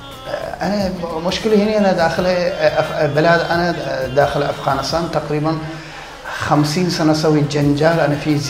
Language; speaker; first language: Arabic; non-native, learner; Persian